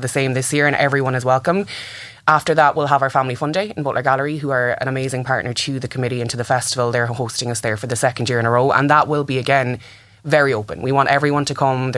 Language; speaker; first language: English; native; English